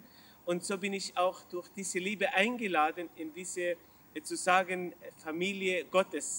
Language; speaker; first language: German; non-native, learner; Arabic